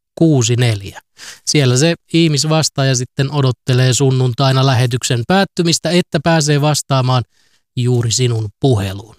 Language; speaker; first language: Finnish; native; Finnish